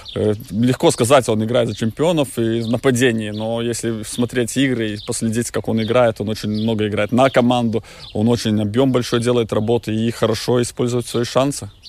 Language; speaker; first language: Russian; non-native, local second language; Latvian